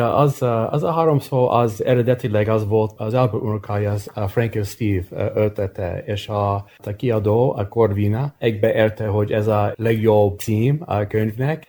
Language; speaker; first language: Hungarian; early bilingual, heritage; English